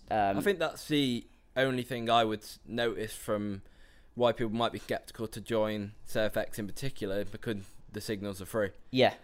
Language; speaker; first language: English; native; English